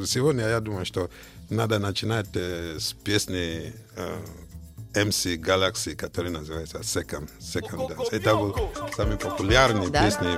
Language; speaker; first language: Russian; non-native, fluent; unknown